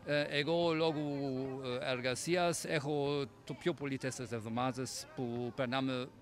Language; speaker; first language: Greek; non-native, fluent; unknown